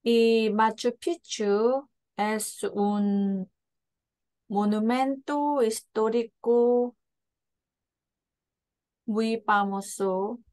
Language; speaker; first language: Spanish; non-native, learner; Korean